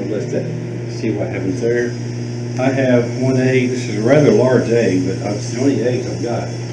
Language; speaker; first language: English; native; English